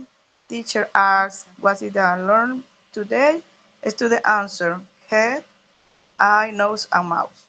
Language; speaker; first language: English; non-native, learner; Spanish